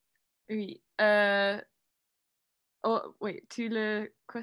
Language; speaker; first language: French; non-native, learner; English